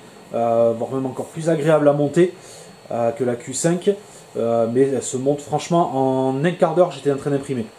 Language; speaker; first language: French; native; French